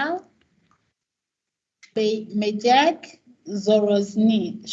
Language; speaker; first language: Hungarian; non-native, learner; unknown